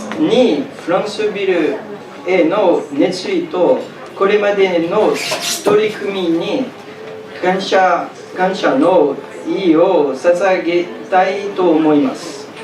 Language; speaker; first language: Japanese; non-native, fluent; French